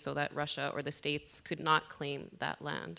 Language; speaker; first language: English; native; English